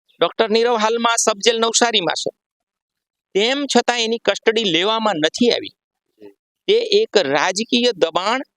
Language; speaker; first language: Gujarati; native; Gujarati